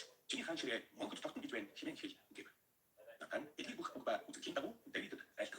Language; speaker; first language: Mongolian; native; Mongolian